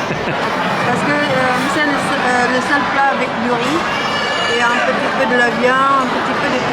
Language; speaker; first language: French; non-native, learner; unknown